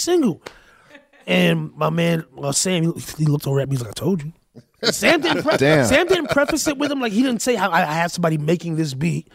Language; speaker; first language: English; native; English